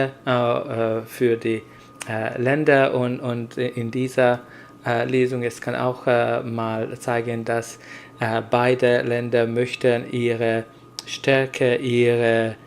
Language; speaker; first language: German; non-native, learner; Hungarian